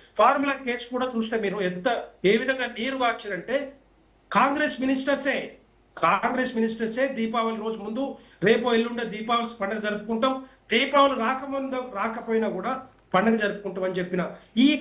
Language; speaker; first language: Telugu; native; Telugu